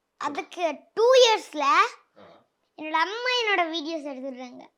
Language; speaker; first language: Tamil; non-native, local second language; Tulu